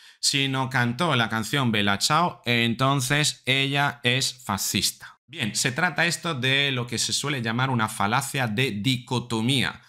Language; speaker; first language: Spanish; non-native, fluent; Italian